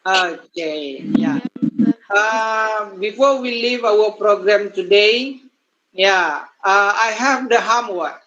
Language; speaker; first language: English; non-native, learner; Indonesian